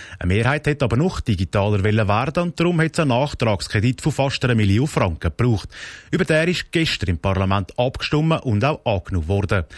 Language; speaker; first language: German; native; German